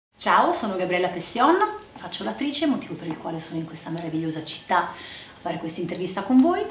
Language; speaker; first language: Italian; native; Italian